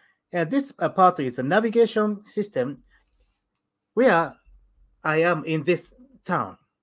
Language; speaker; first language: English; non-native, learner; Japanese